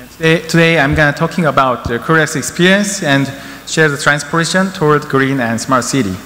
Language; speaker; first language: English; non-native, learner; Korean